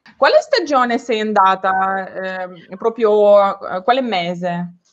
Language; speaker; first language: Italian; non-native, learner; Ukrainian